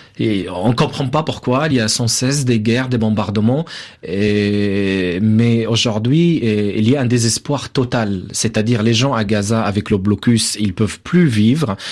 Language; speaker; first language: French; non-native, fluent; Arabic